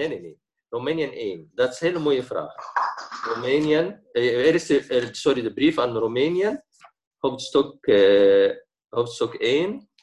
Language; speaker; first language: Dutch; non-native, fluent; Arabic